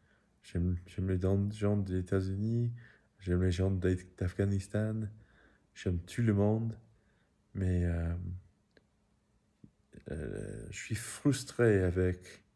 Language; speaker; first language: French; non-native, learner; English